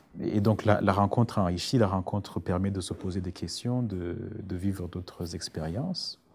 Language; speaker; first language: French; non-native, local second language; Rundi